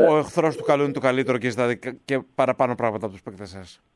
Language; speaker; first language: Greek; native; Greek